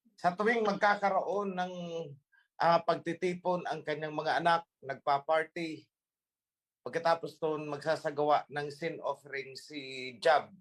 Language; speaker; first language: Filipino; native; Filipino